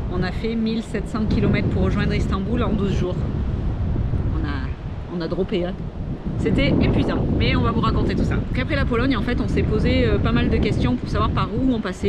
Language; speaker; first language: French; native; French